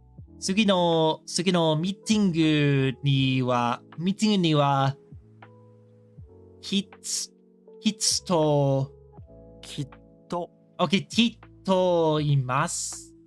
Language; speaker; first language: Japanese; non-native, learner; English